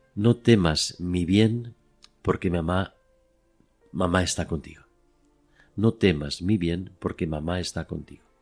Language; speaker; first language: Spanish; native; Spanish